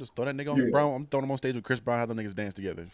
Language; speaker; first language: English; native; English